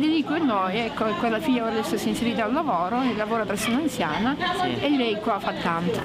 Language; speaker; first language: Italian; native; Italian